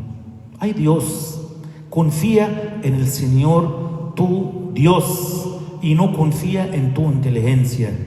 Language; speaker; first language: Spanish; non-native, fluent; Arabic